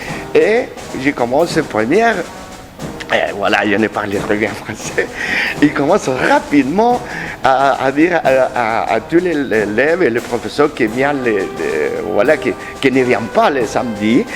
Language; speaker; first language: French; non-native, learner; Spanish